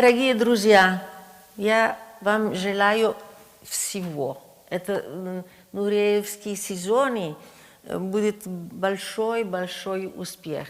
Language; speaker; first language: Russian; non-native, learner; Italian